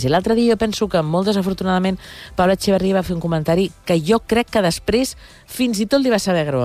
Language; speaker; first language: Catalan; native; Catalan